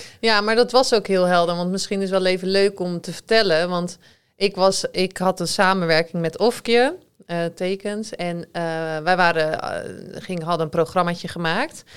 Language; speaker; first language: Dutch; native; Dutch